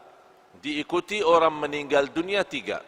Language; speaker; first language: Indonesian; non-native, fluent; Arabic